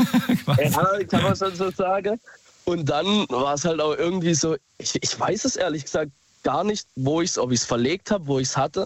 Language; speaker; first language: German; native; German